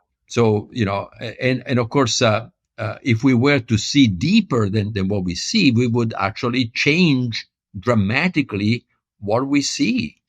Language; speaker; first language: English; non-native, fluent; Italian